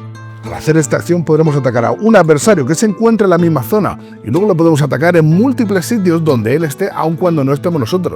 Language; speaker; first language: Spanish; native; Spanish